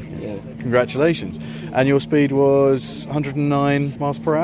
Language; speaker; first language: English; native; English